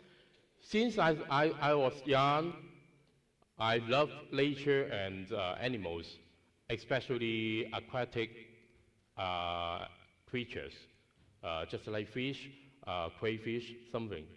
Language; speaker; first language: English; non-native, learner; Cantonese